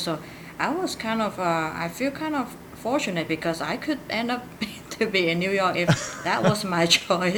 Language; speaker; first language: English; non-native, local second language; Cantonese